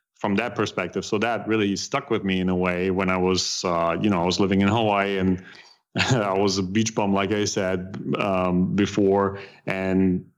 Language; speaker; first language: English; non-native, fluent; German